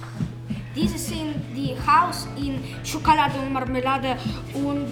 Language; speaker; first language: German; non-native, learner; Russian